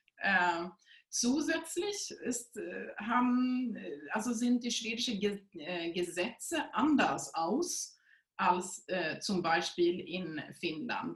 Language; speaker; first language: German; non-native, fluent; Swedish